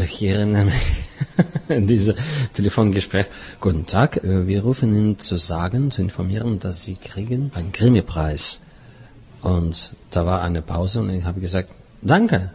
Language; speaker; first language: German; non-native, fluent; Russian